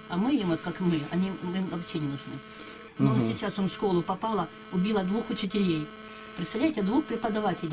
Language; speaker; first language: Russian; native; Russian